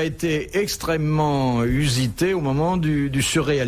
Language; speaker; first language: French; native; French